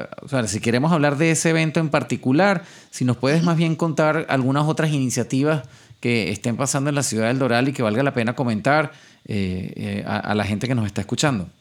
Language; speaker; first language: Spanish; native; Spanish